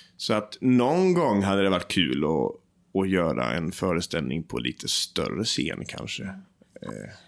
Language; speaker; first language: Swedish; native; Swedish